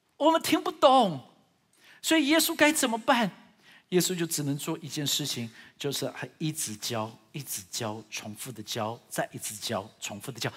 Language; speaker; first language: Chinese; early bilingual, heritage; Chinese